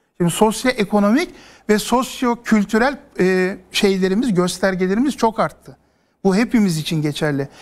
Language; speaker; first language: Turkish; native; Turkish